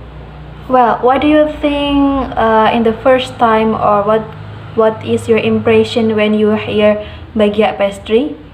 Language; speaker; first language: English; non-native, learner; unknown